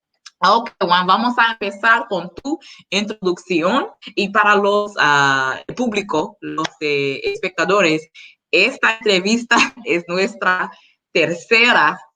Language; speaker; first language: Spanish; non-native, learner; English